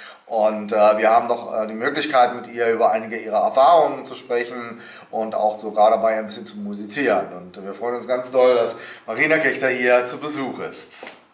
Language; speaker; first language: German; native; German